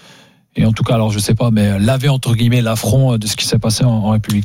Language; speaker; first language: French; native; French